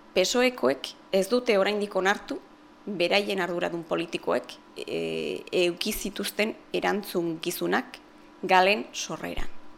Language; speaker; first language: Basque; native; Basque